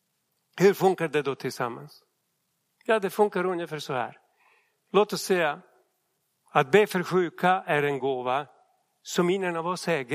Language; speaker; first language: Swedish; non-native, fluent; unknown